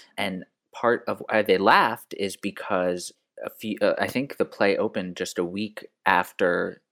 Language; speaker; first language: English; early bilingual, other home language; French